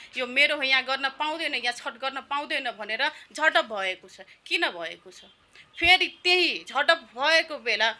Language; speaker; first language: Nepali; non-native, local second language; Maithili